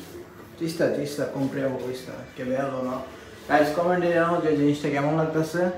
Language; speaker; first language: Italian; non-native, learner; Bangla